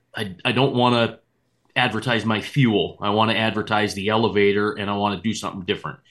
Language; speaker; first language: English; native; English